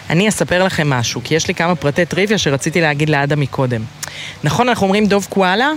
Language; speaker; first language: Hebrew; native; Hebrew